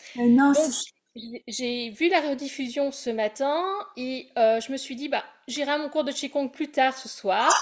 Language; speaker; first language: French; native; French